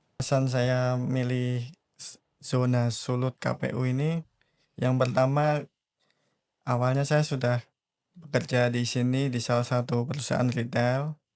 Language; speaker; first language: Indonesian; native; Indonesian